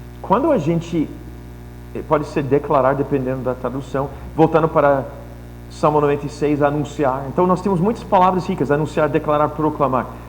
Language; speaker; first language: Portuguese; non-native, fluent; English